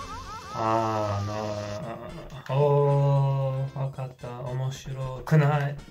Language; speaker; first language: Japanese; non-native, learner; English